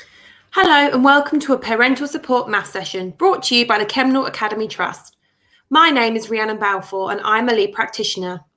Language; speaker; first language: English; native; English